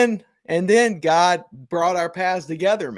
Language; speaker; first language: English; native; English